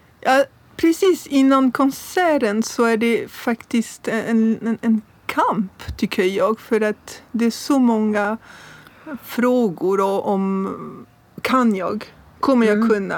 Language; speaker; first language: Swedish; non-native, fluent; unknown